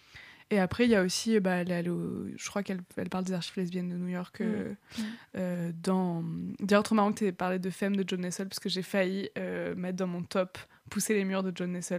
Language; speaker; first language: French; native; French